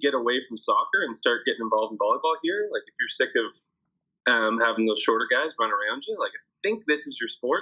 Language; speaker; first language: English; native; English